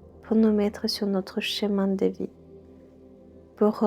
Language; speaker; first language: French; non-native, fluent; Spanish